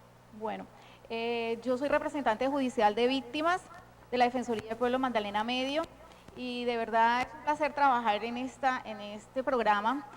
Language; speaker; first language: Spanish; native; Spanish